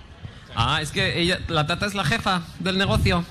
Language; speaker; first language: Spanish; native; Spanish